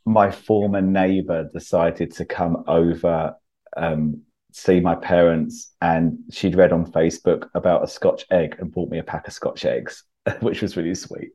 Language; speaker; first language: English; native; English